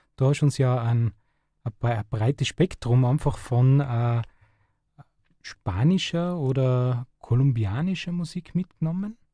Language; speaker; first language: German; native; German